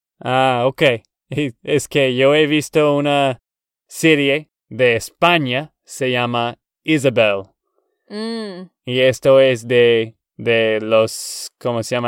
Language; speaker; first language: Spanish; non-native, learner; English